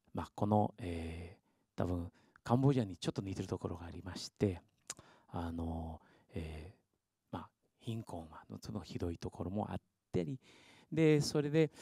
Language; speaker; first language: Japanese; early bilingual, heritage; Spanish